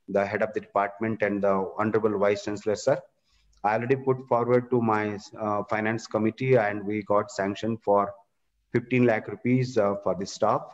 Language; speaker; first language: English; non-native, local second language; Kannada